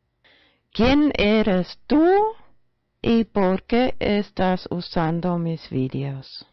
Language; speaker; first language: Spanish; non-native, fluent; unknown